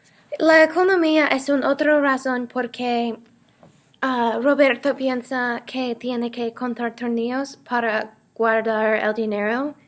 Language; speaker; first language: Spanish; non-native, learner; English